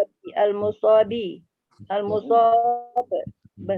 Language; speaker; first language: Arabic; non-native, learner; Malay